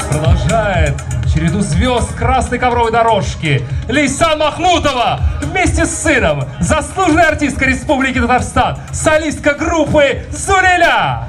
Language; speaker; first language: Russian; native; Russian